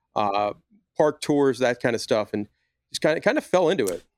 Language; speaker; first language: English; native; English